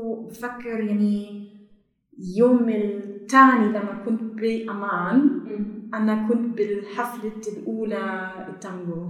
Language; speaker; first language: Arabic; non-native, learner; German